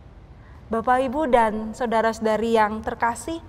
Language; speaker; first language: Indonesian; native; Indonesian